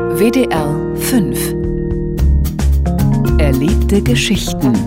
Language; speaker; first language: German; native; German